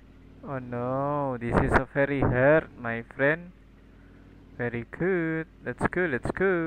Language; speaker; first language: English; non-native, learner; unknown